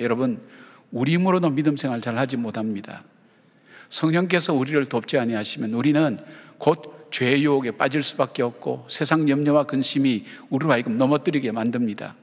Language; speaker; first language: Korean; native; Korean